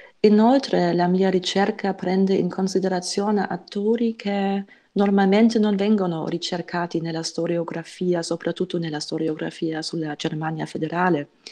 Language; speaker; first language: Italian; non-native, fluent; German